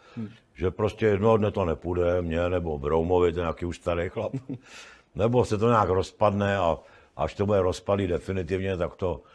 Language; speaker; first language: Czech; native; Czech